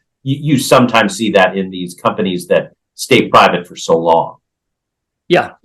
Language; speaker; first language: English; native; English